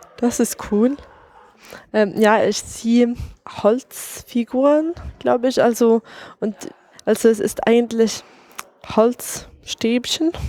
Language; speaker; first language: German; non-native, fluent; Swedish